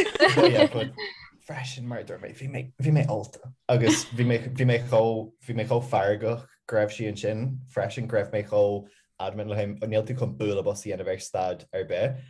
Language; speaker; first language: Irish; native; Irish